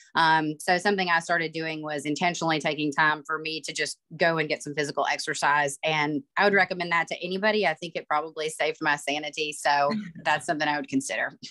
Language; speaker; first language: English; native; English